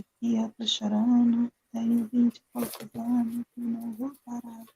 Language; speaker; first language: Portuguese; native; Portuguese